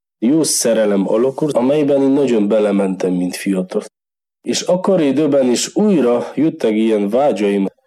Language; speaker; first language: Hungarian; non-native, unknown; Polish